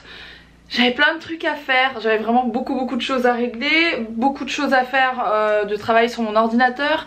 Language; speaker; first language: French; native; French